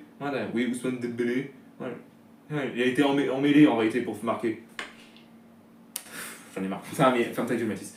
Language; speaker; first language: French; native; French